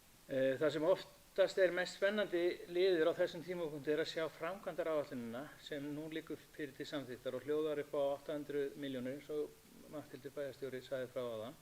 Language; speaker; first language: Icelandic; native; Icelandic